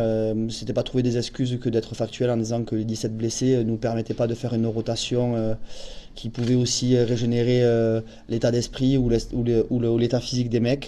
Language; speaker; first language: French; native; French